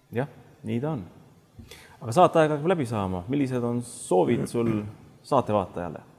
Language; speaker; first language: Estonian; native; Estonian